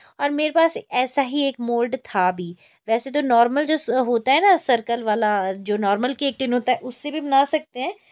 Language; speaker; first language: Hindi; native; Hindi